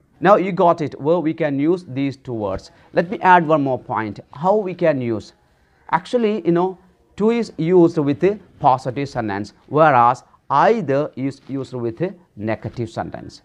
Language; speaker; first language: English; non-native, local second language; Malayalam